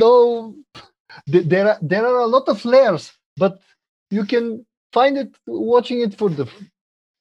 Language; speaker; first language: English; non-native, fluent; Bulgarian